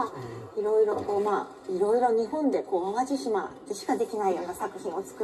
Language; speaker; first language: Japanese; native; Japanese